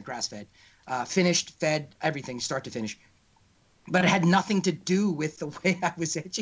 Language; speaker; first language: English; native; English